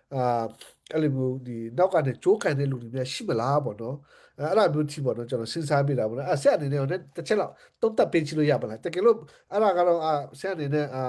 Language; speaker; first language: Burmese; non-native, local second language; Hakha Chin